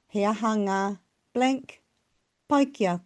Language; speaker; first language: Māori; non-native, local second language; English